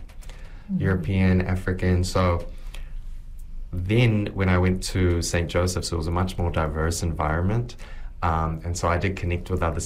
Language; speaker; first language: English; native; English